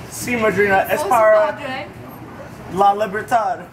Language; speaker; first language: Spanish; non-native, learner; English